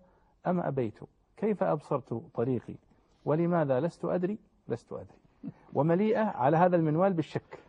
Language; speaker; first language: Arabic; native; Arabic